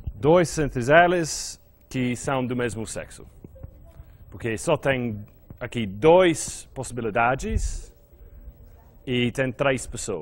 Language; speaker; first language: Portuguese; non-native, fluent; English